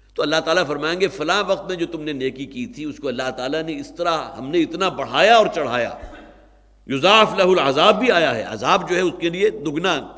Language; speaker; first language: Urdu; native; Urdu